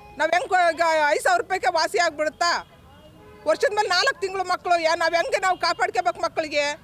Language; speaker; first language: Kannada; native; Kannada